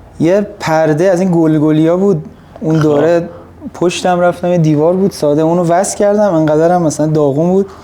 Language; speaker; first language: Persian; native; Persian